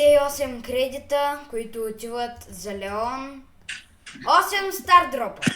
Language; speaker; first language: Bulgarian; native; Bulgarian